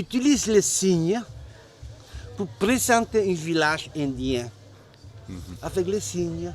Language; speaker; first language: French; non-native, learner; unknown